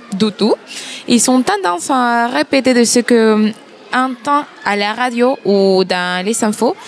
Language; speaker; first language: French; non-native, fluent; Spanish